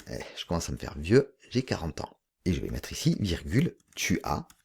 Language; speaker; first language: French; native; French